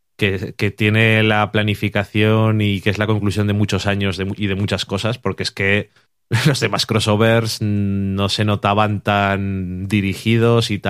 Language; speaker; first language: Spanish; native; Spanish